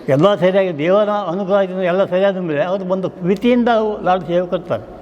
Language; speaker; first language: Kannada; non-native, local second language; Konkani